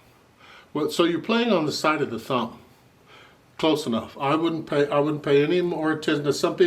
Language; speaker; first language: English; native; English